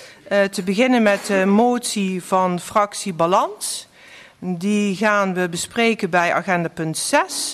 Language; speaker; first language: Dutch; native; Dutch